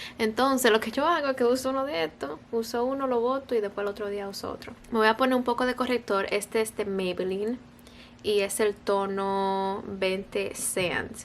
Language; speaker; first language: Spanish; early bilingual, heritage; Spanish